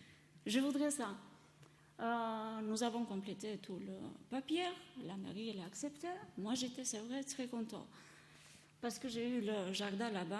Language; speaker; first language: French; non-native, learner; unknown